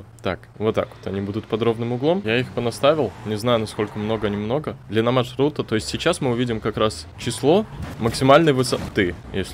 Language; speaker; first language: Russian; native; Russian